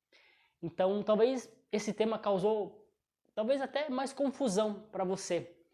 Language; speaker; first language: Portuguese; native; Portuguese